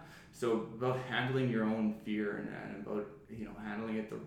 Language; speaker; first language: English; native; English